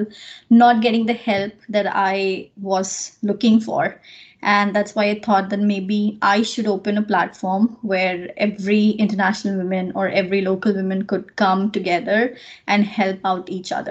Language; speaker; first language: English; non-native, local second language; Marathi